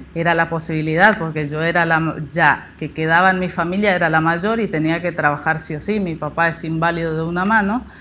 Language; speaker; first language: Spanish; native; Spanish